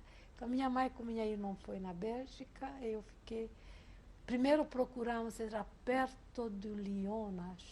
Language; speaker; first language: Portuguese; non-native, fluent; Hungarian